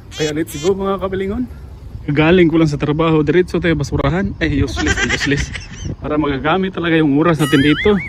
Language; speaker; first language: Filipino; non-native, local second language; Cebuano